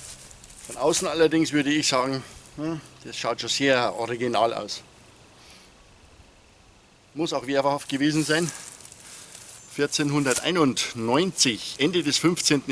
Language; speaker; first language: German; native; German